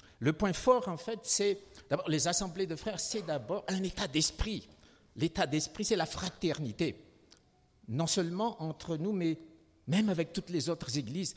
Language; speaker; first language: French; non-native, local second language; Malagasy